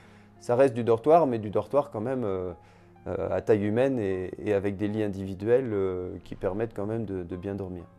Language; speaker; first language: French; native; French